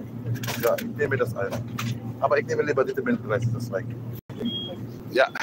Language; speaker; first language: German; non-native, learner; Filipino